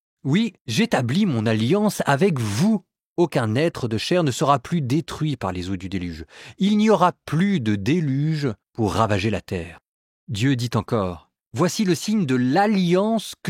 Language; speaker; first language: French; native; French